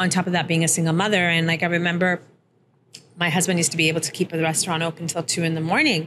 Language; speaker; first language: English; early bilingual, other home language; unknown